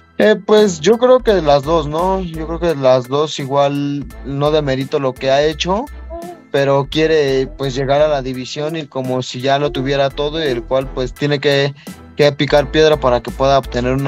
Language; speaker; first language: Spanish; native; Spanish